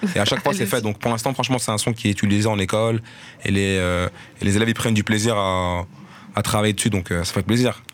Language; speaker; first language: French; native; French